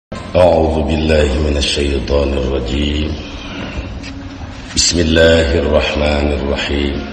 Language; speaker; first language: Arabic; non-native, fluent; Sundanese